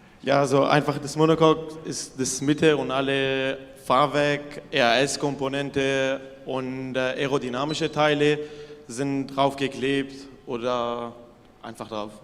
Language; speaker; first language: German; non-native, fluent; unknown